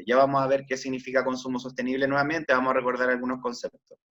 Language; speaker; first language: Spanish; native; Spanish